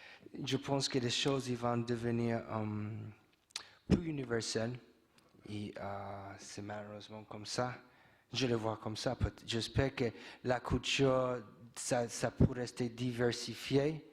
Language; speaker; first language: French; non-native, fluent; English